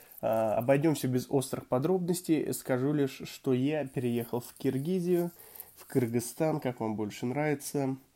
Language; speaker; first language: Russian; native; Russian